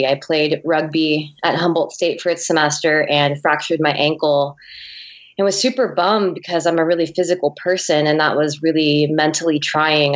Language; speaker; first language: English; native; English